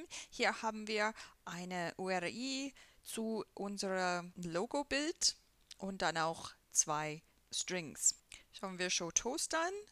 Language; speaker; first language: German; non-native, fluent; English